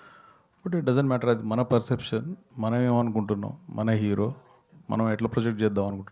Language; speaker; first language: Telugu; native; Telugu